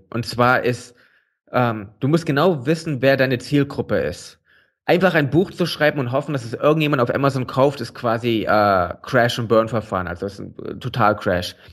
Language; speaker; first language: German; native; German